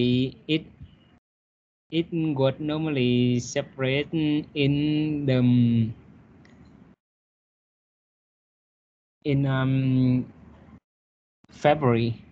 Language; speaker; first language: English; non-native, learner; Vietnamese